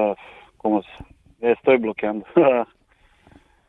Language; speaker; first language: Spanish; non-native, learner; Serbian